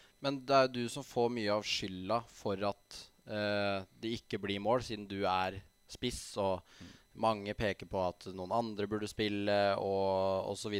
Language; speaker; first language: Norwegian; native; Norwegian